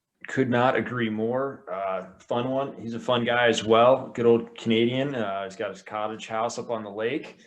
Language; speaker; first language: English; native; English